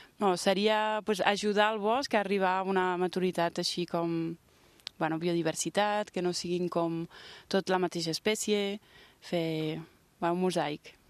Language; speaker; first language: Catalan; early bilingual, other home language; French